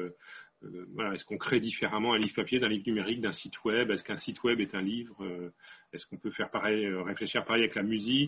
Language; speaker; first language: French; native; French